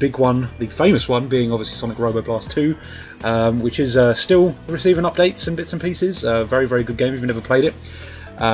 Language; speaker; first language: English; native; English